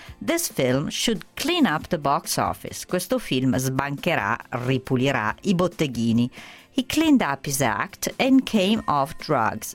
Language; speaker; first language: English; non-native, fluent; Italian